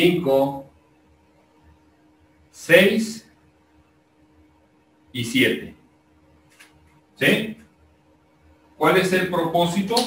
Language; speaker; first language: Spanish; native; Spanish